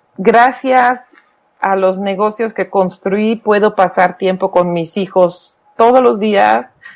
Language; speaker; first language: Spanish; non-native, fluent; Dutch